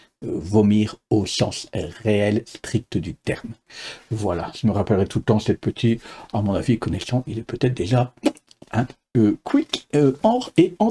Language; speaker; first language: French; native; French